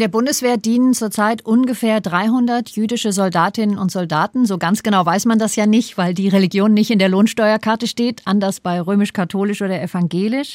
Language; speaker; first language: German; native; German